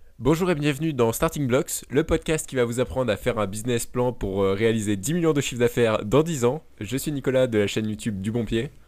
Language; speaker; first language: French; native; French